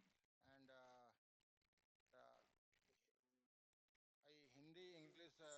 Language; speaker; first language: Kannada; non-native, learner; Hindi